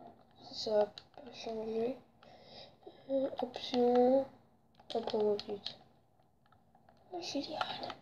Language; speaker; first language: French; native; French